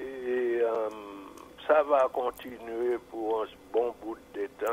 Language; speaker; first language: French; non-native, fluent; English